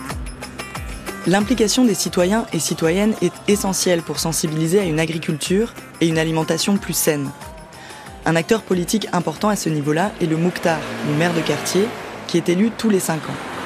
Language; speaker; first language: French; native; French